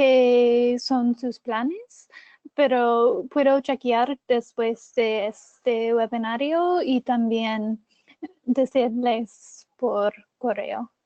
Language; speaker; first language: Spanish; non-native, learner; English